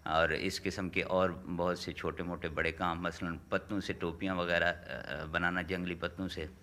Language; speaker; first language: Urdu; non-native, local second language; Saraiki